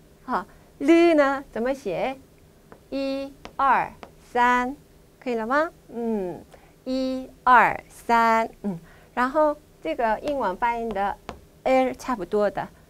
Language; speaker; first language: Chinese; non-native, fluent; Korean